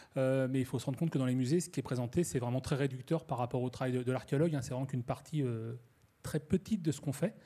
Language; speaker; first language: French; native; French